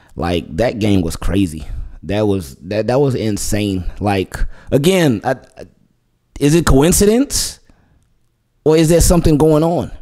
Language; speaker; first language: English; native; English